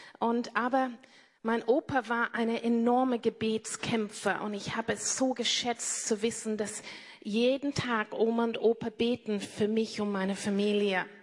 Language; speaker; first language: German; non-native, fluent; English